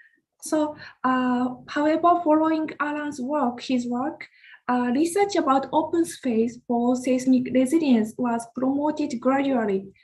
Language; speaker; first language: English; non-native, learner; Japanese